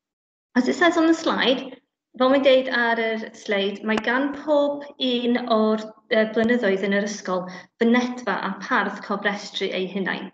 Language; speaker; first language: Welsh; native; Welsh